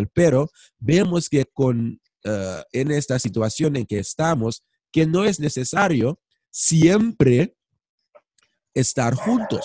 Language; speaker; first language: Spanish; non-native, fluent; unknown